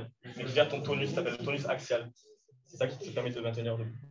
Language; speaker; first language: French; native; French